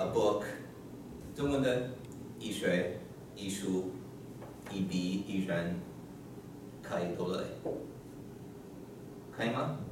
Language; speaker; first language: Chinese; non-native, learner; English